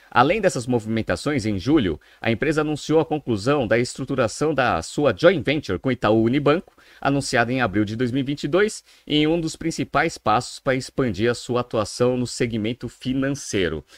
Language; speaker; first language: Portuguese; native; Portuguese